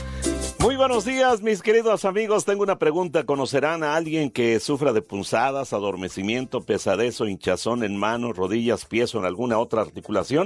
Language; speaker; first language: Spanish; native; Spanish